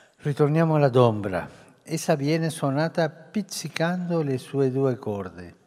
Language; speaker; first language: Italian; early bilingual, heritage; Spanish